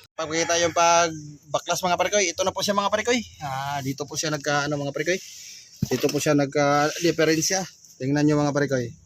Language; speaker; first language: Filipino; non-native, local second language; Cebuano